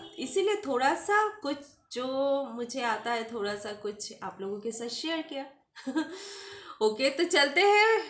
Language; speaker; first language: Hindi; non-native, local second language; Bangla